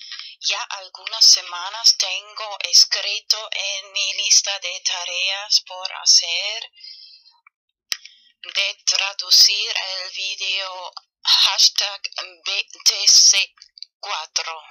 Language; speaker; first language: Spanish; non-native, fluent; German